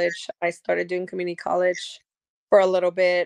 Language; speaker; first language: English; native; English